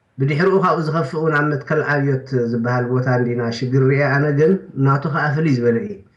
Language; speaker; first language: Tigrinya; native; Tigrinya